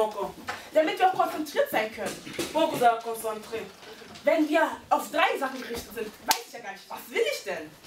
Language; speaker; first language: German; early bilingual, heritage; Lingala